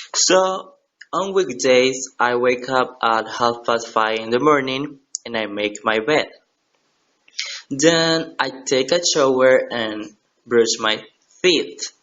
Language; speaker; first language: English; non-native, learner; Spanish